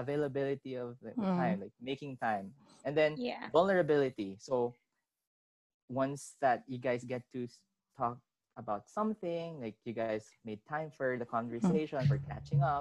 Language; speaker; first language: English; non-native, local second language; Filipino